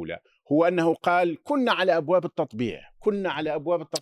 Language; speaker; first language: Arabic; native; Arabic